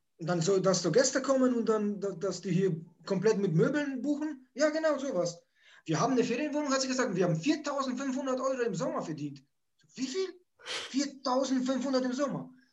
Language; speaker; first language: German; early bilingual, other home language; Polish